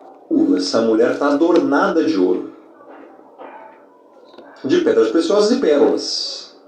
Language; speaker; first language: Portuguese; native; Portuguese